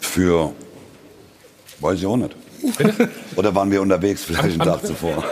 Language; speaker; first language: German; native; German